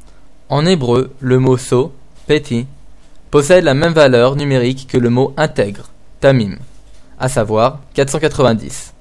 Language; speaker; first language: French; native; French